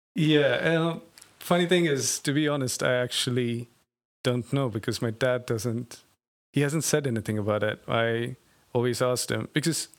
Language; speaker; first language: English; non-native, local second language; Tamil